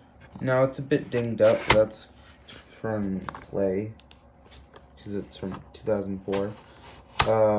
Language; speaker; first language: English; native; English